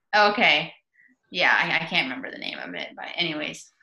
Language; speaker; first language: English; native; English